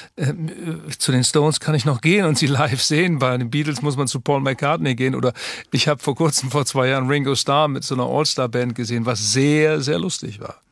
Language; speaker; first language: German; native; German